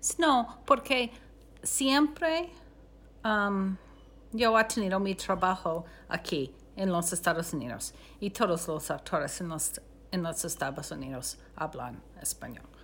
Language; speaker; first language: Spanish; non-native, learner; English